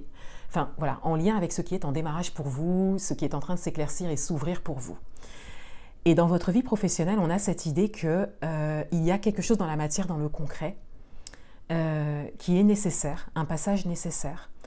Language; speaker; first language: French; native; French